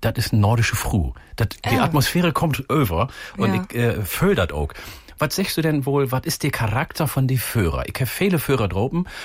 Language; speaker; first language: German; native; German